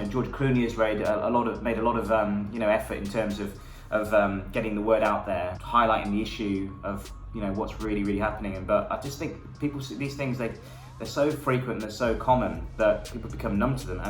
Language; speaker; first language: English; native; English